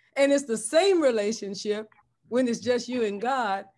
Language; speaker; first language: English; native; English